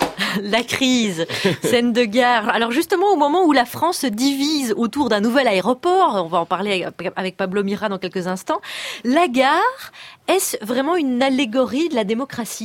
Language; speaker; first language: French; native; French